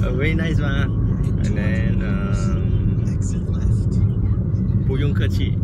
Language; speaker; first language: English; non-native, local second language; Chinese